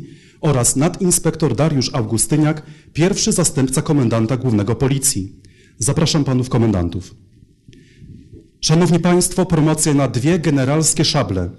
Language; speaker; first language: Polish; native; Polish